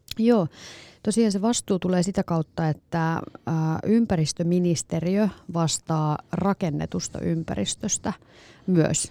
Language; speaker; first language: Finnish; native; Finnish